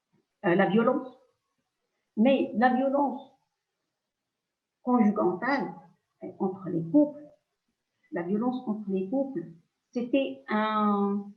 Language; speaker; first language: French; non-native, local second language; Arabic